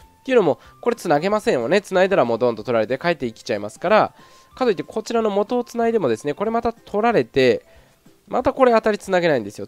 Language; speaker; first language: Japanese; native; Japanese